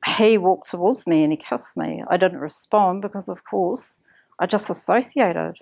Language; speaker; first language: English; native; English